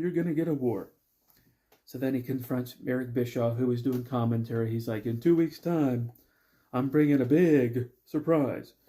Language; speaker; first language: English; native; English